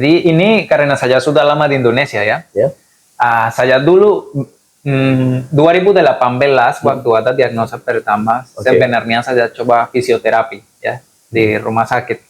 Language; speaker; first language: Indonesian; non-native, fluent; Spanish